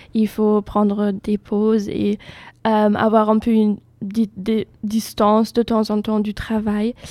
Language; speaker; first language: French; non-native, fluent; German